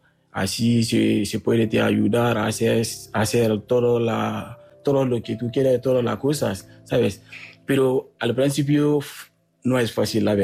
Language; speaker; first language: Spanish; non-native, learner; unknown